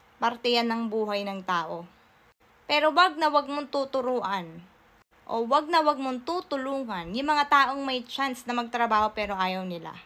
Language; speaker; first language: Filipino; native; Filipino